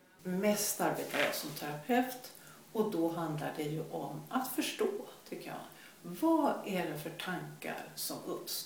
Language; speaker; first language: Swedish; native; Swedish